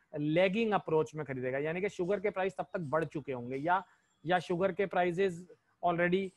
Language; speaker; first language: Hindi; native; Hindi